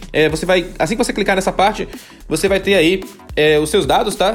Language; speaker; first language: Portuguese; native; Portuguese